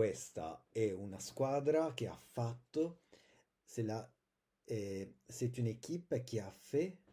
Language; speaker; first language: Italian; non-native, fluent; French